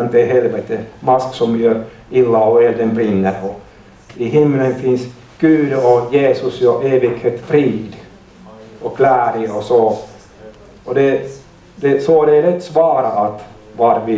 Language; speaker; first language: Swedish; non-native, learner; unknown